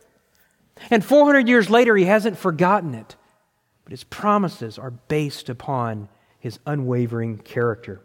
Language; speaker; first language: English; native; English